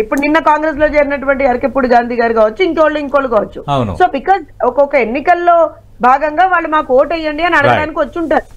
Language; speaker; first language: Telugu; native; Telugu